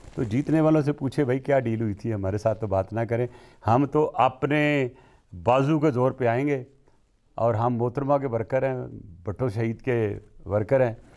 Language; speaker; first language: Urdu; non-native, local second language; Punjabi